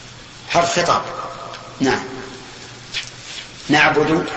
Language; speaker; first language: Arabic; native; Arabic